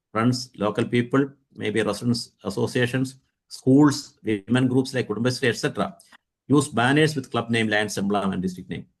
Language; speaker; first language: English; non-native, local second language; Malayalam